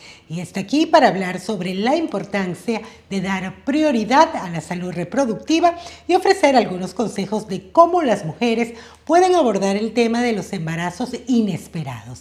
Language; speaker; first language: Spanish; native; Spanish